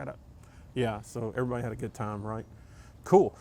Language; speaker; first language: English; native; English